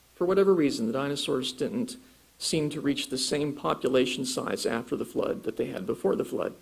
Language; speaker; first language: English; native; English